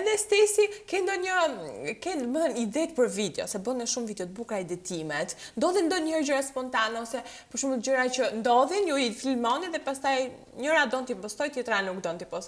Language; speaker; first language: Albanian; native; Albanian